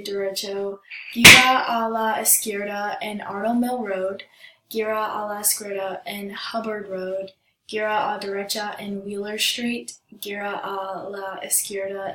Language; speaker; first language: Spanish; non-native, learner; English